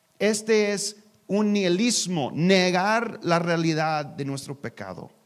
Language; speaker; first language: Spanish; non-native, learner; English